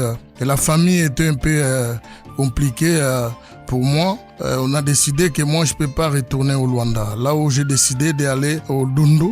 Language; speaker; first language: French; non-native, local second language; Lingala